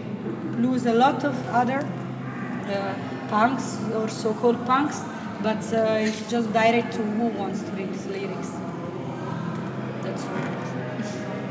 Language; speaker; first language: English; non-native, fluent; Italian